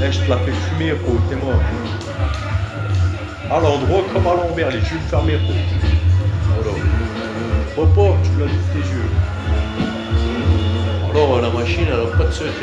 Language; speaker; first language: French; native; French